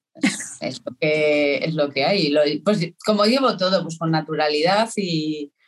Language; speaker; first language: Spanish; native; Spanish